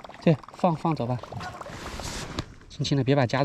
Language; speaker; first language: Chinese; native; Chinese